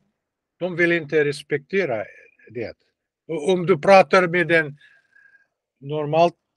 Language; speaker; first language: Swedish; non-native, learner; Russian